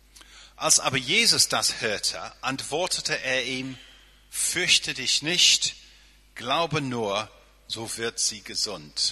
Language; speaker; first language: German; non-native, fluent; English